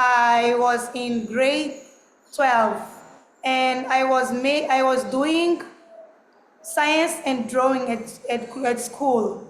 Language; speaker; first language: English; non-native, learner; Portuguese